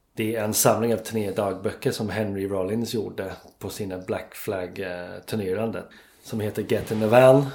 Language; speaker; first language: Swedish; non-native, fluent; English